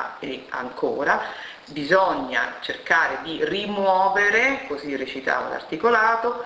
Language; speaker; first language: Italian; native; Italian